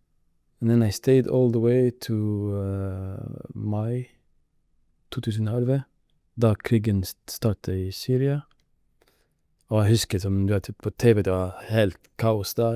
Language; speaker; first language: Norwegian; non-native, learner; Arabic